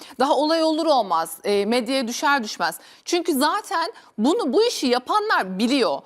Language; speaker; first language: Turkish; native; Turkish